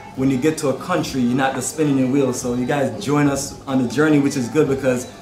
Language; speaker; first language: English; native; English